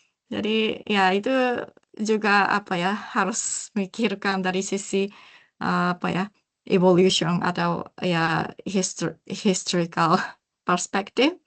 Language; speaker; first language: Indonesian; non-native, learner; Japanese